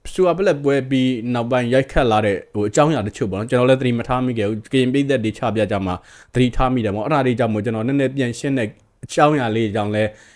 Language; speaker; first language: Burmese; native; Burmese